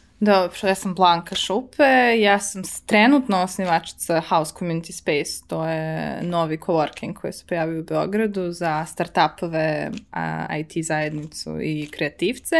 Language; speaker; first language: Serbian; early bilingual, heritage; Serbian